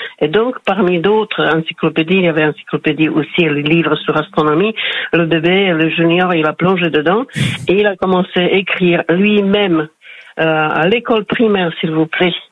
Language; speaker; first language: French; non-native, fluent; Slovak